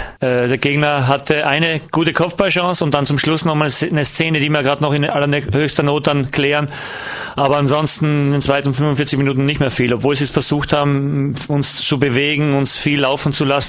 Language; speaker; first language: German; native; German